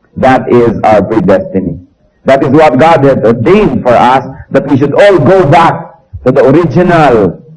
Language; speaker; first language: English; non-native, local second language; Filipino